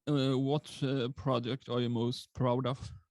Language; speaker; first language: English; non-native, learner; Swedish